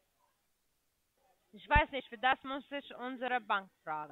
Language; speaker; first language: German; non-native, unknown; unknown